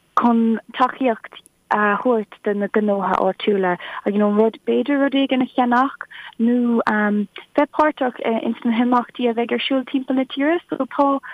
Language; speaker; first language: Irish; non-native, local second language; English